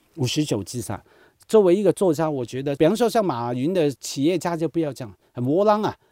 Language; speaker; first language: Chinese; non-native, local second language; Cantonese